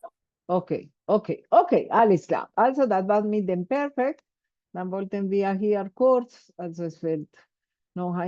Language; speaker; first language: German; non-native, fluent; Spanish